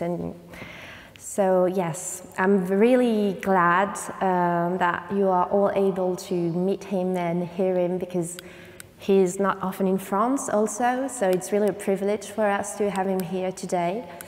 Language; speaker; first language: English; non-native, fluent; French